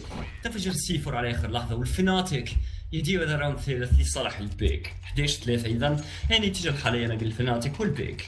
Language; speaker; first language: Arabic; native; Arabic